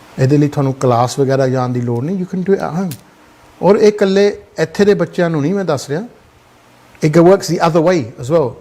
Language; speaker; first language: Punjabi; early bilingual, heritage; Punjabi